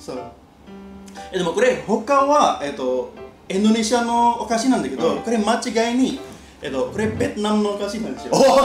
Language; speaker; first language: Japanese; non-native, learner; Indonesian